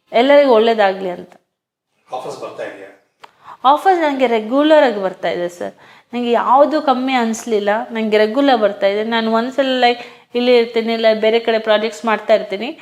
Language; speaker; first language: Kannada; non-native, local second language; Hindi